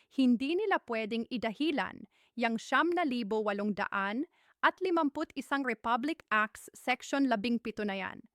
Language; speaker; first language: Filipino; native; Filipino